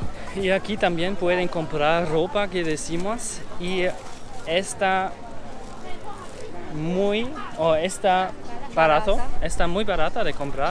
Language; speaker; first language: Spanish; non-native, learner; German